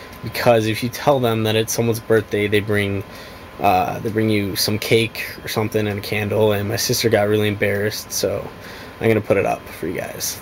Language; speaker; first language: English; native; English